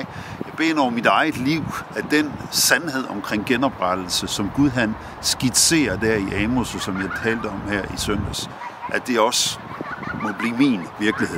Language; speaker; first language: Danish; native; Danish